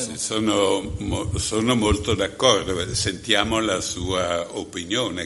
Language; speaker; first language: Italian; native; Italian